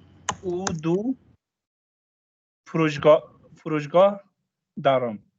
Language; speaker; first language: Persian; non-native, learner; Urdu